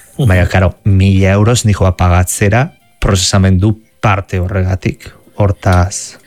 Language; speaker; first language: Basque; native; Basque